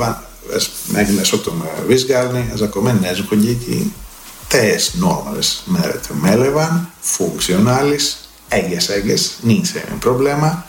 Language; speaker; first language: Hungarian; non-native, fluent; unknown